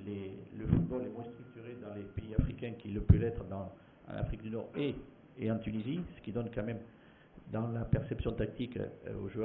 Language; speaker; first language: French; native; French